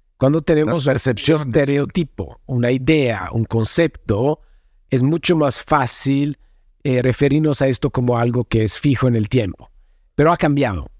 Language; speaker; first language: Spanish; non-native, fluent; Italian